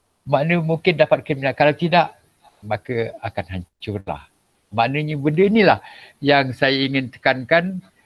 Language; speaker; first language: Malay; non-native, local second language; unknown